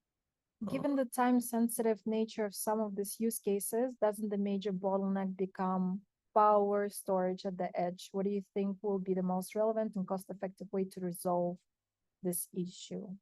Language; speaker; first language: English; non-native, fluent; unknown